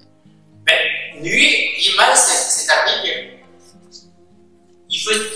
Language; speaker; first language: French; non-native, learner; Chinese